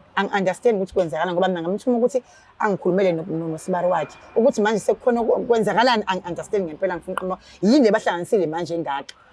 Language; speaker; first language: Zulu; native; Zulu